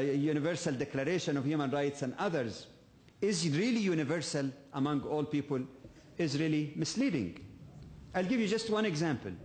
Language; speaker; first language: English; non-native, fluent; Arabic